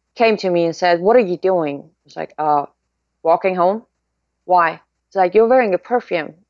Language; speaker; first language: English; non-native, fluent; Persian